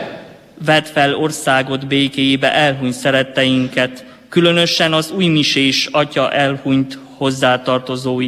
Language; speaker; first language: Hungarian; native; Hungarian